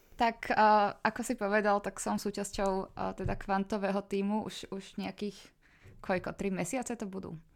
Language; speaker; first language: Slovak; native; Slovak